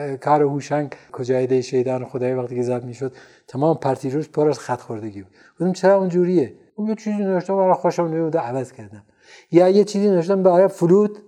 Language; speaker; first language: Persian; non-native, local second language; Central Kurdish